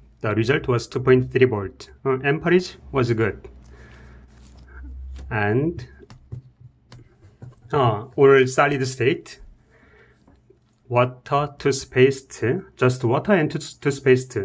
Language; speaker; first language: English; non-native, learner; Korean